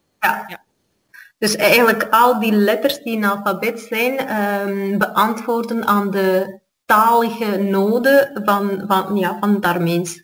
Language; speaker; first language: Dutch; non-native, fluent; Armenian